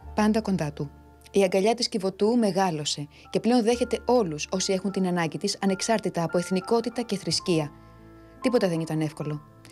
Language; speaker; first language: Greek; native; Greek